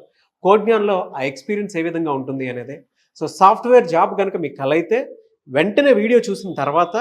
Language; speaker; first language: Telugu; native; Telugu